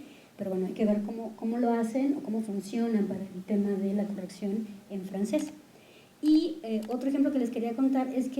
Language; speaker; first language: Spanish; native; Spanish